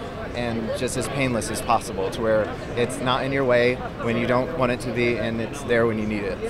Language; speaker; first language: English; native; English